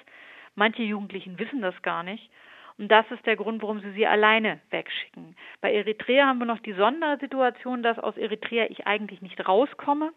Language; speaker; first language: German; native; German